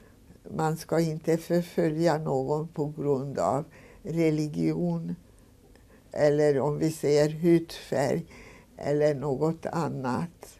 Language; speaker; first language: Swedish; non-native, fluent; Hungarian